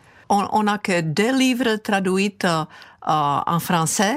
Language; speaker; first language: French; non-native, fluent; Czech